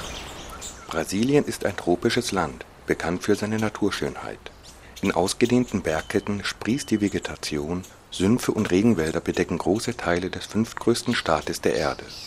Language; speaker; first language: German; native; German